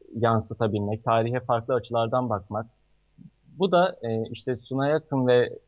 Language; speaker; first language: Turkish; native; Turkish